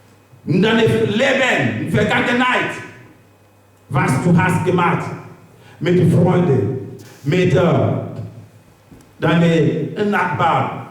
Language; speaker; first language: German; non-native, learner; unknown